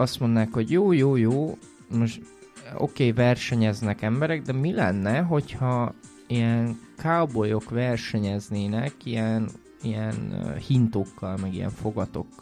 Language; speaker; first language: Hungarian; native; Hungarian